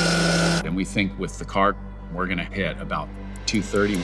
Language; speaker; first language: English; native; English